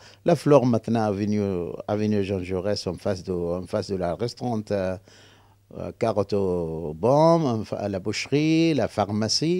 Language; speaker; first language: French; non-native, learner; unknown